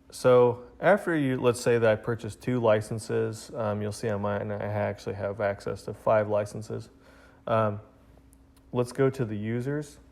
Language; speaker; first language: English; native; English